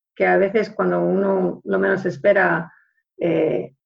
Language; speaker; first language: Spanish; early bilingual, heritage; Spanish